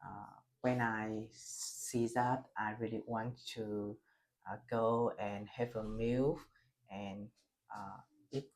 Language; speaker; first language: English; non-native, learner; Vietnamese